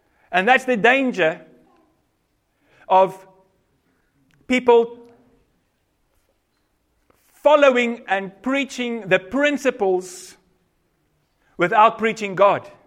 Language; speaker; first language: English; non-native, local second language; Afrikaans